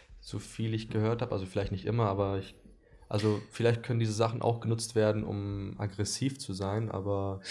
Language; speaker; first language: German; early bilingual, other home language; Greek